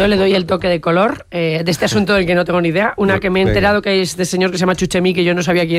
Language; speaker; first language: Spanish; native; Spanish